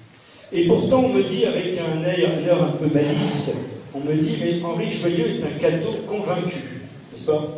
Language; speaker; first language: French; native; French